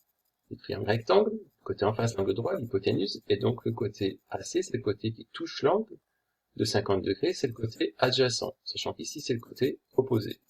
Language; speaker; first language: French; native; French